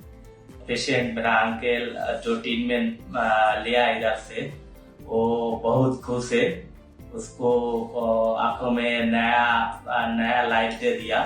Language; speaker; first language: Hindi; non-native, learner; Bangla